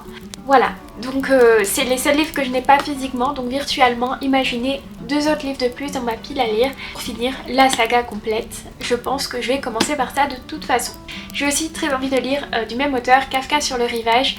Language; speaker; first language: French; native; French